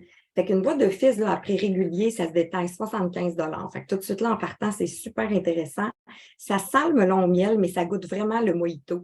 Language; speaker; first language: French; native; French